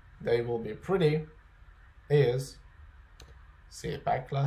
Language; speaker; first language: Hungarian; non-native, fluent; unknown